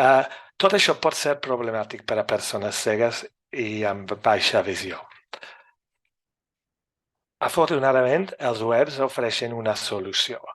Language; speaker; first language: Catalan; non-native, fluent; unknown